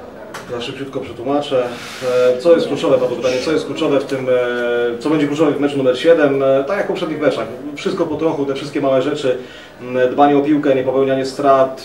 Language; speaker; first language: Polish; native; Polish